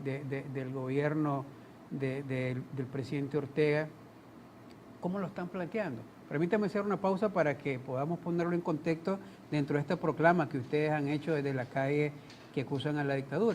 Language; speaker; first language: Spanish; native; Spanish